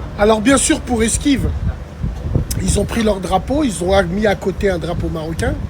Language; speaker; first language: French; early bilingual, other home language; Arabic